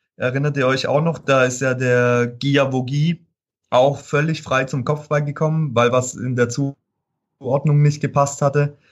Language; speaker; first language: German; native; German